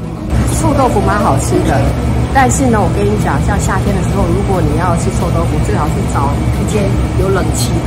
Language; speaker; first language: Chinese; native; Chinese